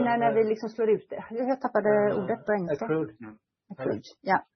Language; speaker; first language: Swedish; native; Swedish